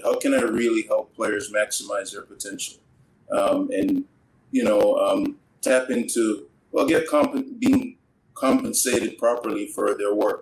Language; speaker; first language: English; native; English